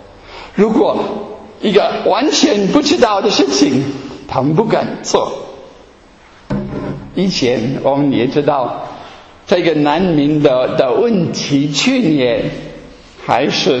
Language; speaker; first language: Chinese; non-native, fluent; German